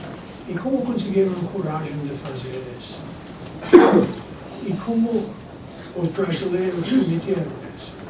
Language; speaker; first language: Portuguese; non-native, fluent; Spanish